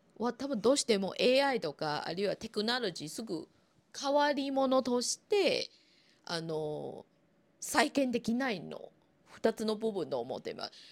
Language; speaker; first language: Japanese; non-native, fluent; Chinese